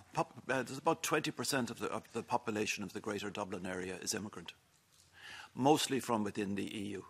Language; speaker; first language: English; native; English